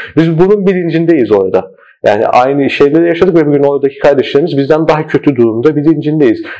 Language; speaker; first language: Turkish; early bilingual, heritage; Turkish